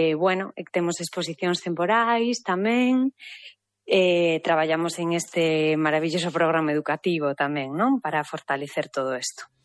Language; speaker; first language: Galician; non-native, local second language; Spanish